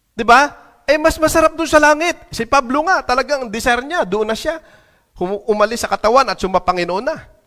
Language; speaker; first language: Filipino; native; Filipino